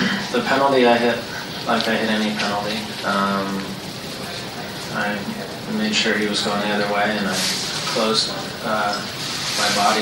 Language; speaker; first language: English; native; English